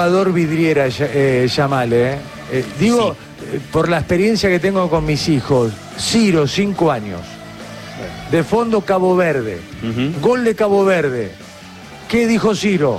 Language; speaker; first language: Spanish; native; Spanish